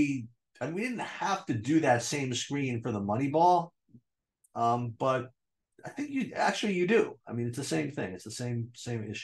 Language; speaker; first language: English; native; English